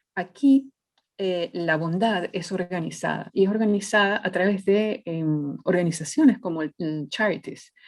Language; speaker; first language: Spanish; native; Spanish